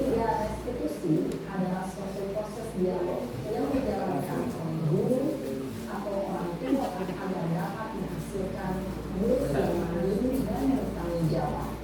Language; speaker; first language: Indonesian; native; Indonesian